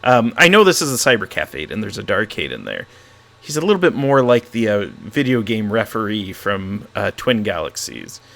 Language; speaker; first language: English; native; English